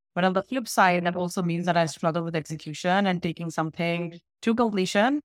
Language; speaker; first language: English; non-native, local second language; Hindi